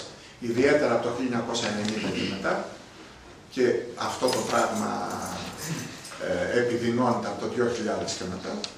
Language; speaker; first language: Greek; native; Greek